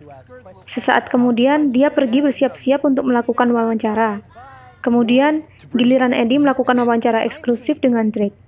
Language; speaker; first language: Indonesian; native; Indonesian